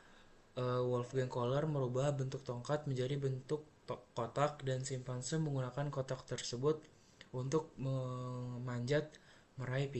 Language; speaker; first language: Indonesian; native; Indonesian